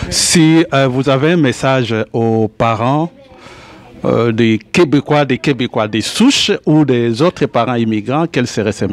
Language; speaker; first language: French; native; French